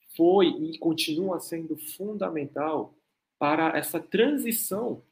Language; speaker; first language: Portuguese; non-native, fluent; Korean